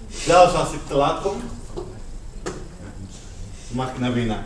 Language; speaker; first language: Dutch; non-native, fluent; Spanish